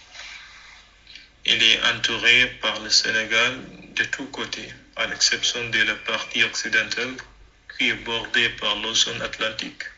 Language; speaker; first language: French; non-native, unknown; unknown